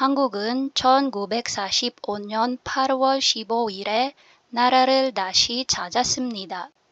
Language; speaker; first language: Korean; non-native, learner; Filipino